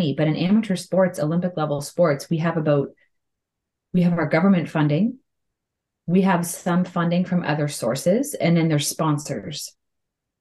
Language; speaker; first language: English; native; English